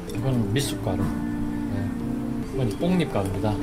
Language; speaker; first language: Korean; native; Korean